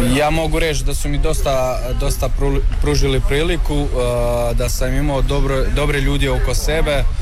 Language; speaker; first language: Serbian; non-native, fluent; Kurdish